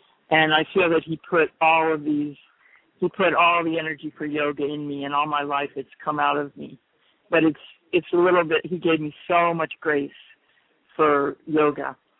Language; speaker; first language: English; native; English